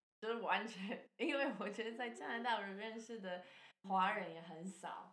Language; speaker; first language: Chinese; non-native, fluent; English